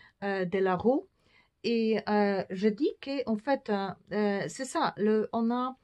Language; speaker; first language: French; non-native, fluent; Polish